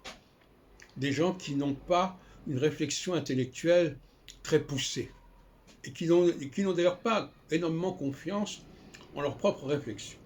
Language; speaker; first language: French; native; French